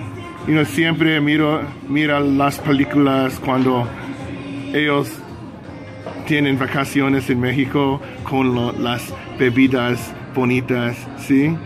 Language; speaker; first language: Spanish; non-native, learner; English